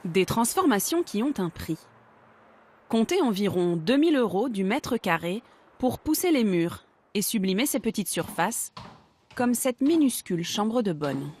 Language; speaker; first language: French; native; French